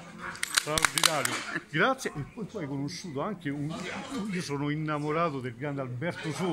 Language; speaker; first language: Italian; native; Italian